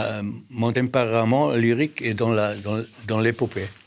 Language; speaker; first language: French; non-native, fluent; German